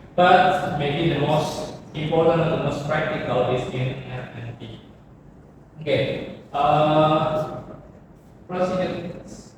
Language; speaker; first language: English; non-native, learner; Indonesian